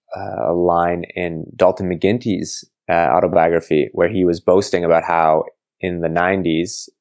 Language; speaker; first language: English; native; English